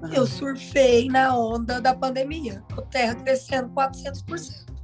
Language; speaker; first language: Portuguese; native; Portuguese